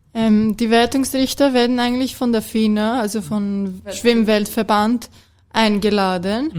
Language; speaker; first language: German; non-native, fluent; Greek